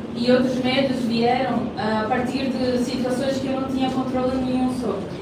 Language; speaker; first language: Portuguese; native; Portuguese